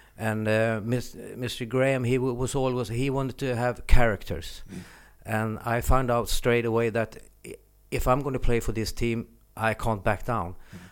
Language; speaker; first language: English; non-native, fluent; Swedish